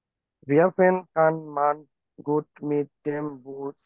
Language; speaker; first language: German; non-native, learner; Bangla